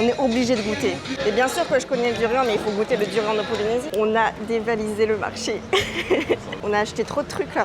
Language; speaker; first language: French; native; French